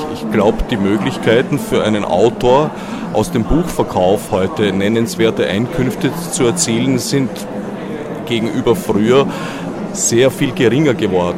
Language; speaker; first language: German; native; German